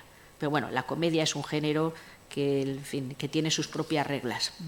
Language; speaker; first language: Spanish; native; Spanish